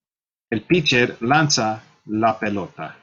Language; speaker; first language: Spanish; non-native, fluent; English